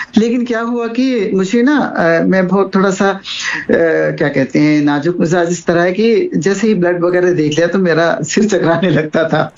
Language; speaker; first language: Hindi; non-native, local second language; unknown